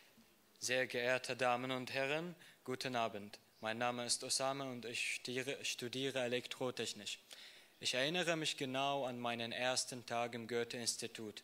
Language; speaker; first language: German; non-native, learner; Arabic